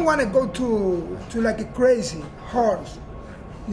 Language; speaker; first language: English; non-native, learner; Spanish